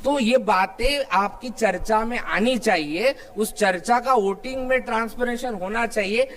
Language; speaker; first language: Hindi; non-native, local second language; Marathi